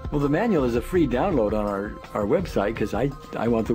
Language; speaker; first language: English; native; English